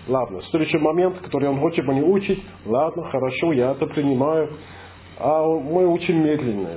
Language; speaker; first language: Russian; non-native, fluent; English